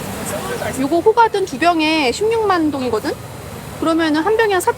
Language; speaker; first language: Korean; native; Korean